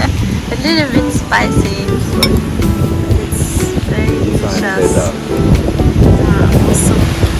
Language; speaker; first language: English; non-native, fluent; German